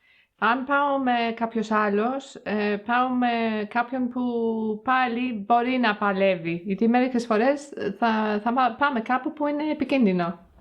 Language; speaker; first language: Greek; non-native, fluent; English